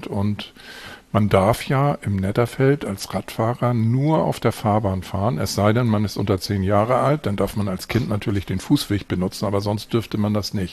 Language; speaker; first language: German; native; German